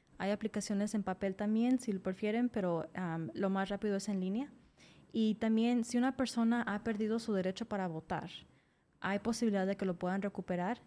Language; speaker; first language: Spanish; early bilingual, other home language; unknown